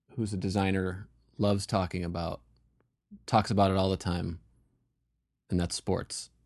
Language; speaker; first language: English; native; English